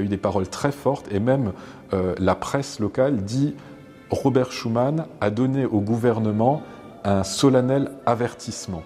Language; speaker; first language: French; native; French